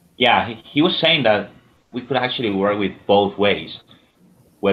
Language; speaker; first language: English; non-native, fluent; Spanish